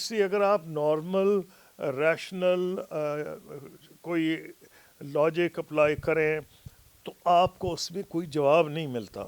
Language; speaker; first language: Urdu; native; Urdu